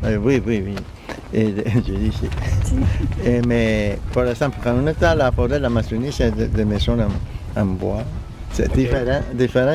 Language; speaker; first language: French; non-native, learner; Spanish